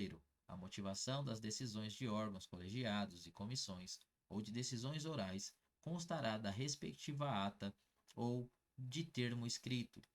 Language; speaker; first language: Portuguese; native; Portuguese